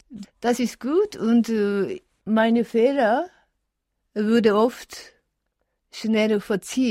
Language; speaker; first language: German; non-native, fluent; Japanese